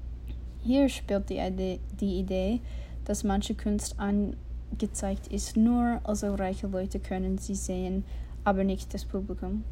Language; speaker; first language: German; non-native, learner; English